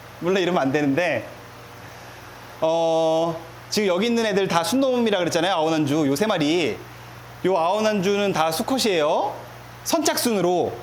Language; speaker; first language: Korean; native; Korean